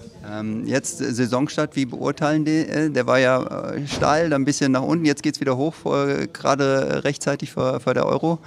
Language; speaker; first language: German; native; German